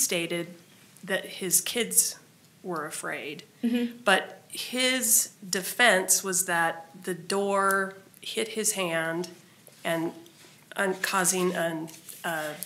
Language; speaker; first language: English; native; English